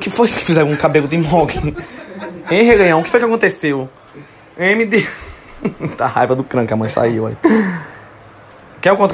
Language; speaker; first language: Portuguese; native; Portuguese